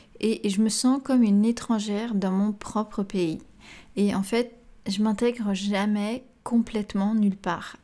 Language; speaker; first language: French; native; French